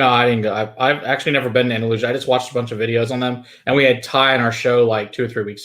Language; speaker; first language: English; native; English